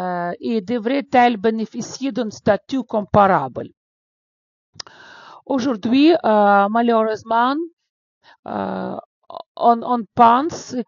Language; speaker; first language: French; non-native, fluent; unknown